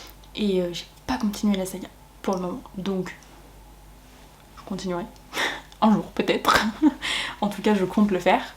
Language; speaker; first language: French; native; French